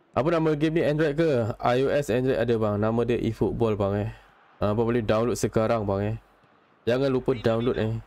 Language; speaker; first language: Malay; native; Malay